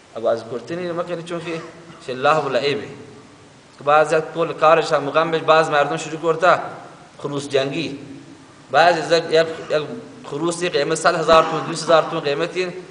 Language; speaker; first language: Persian; native; Persian